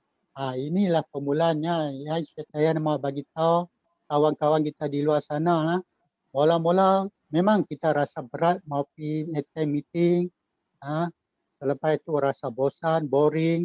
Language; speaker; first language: Malay; native; Malay